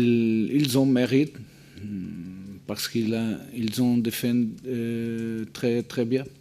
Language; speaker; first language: French; non-native, learner; Portuguese